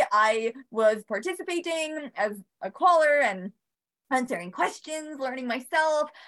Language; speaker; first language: English; early bilingual, other home language; Bosnian